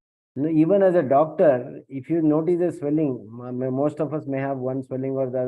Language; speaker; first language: English; non-native, local second language; Kannada